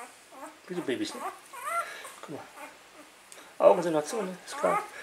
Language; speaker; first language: German; native; German